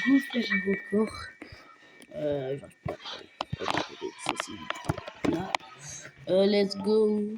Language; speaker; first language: French; native; French